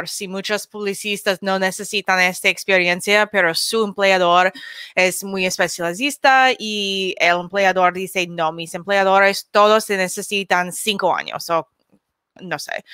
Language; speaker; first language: Spanish; non-native, learner; English